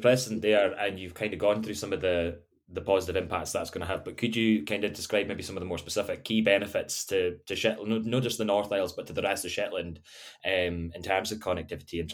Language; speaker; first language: English; native; English